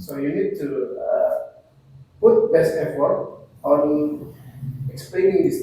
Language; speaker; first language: English; non-native, fluent; Indonesian